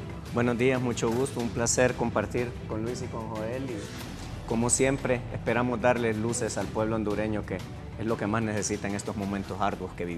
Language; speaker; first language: Spanish; native; Spanish